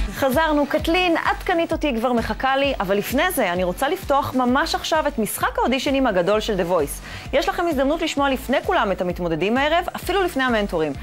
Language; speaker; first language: Hebrew; native; Hebrew